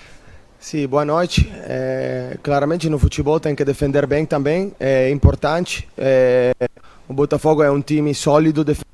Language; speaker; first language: Portuguese; non-native, fluent; Italian